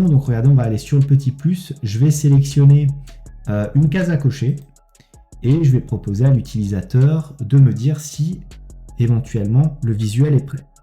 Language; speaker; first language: French; native; French